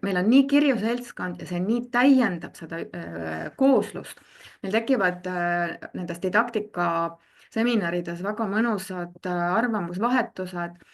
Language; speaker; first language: Estonian; native; Estonian